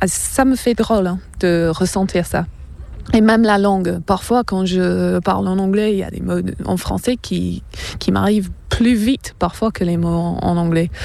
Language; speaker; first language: French; non-native, fluent; English